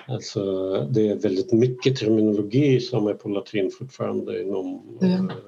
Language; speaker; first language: Swedish; non-native, fluent; Russian